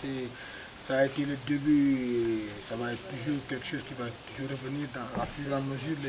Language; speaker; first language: French; non-native, local second language; Wolof